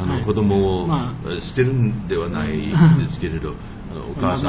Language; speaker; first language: Japanese; early bilingual, heritage; English